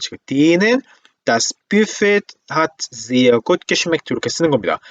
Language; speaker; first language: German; non-native, fluent; Korean